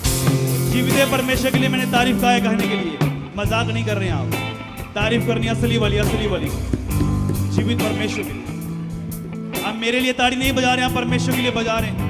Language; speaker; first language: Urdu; non-native, local second language; Punjabi